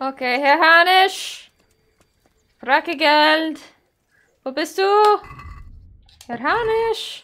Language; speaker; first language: German; non-native, learner; Dutch